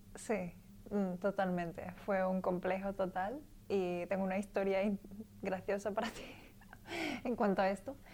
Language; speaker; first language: Spanish; early bilingual, other home language; English